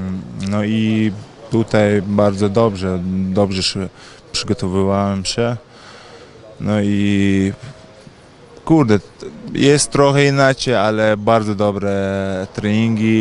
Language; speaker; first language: Polish; non-native, fluent; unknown